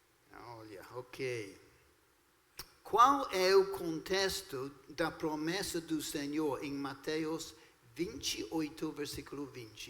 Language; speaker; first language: Portuguese; non-native, fluent; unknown